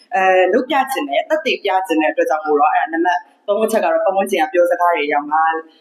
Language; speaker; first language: Burmese; native; Burmese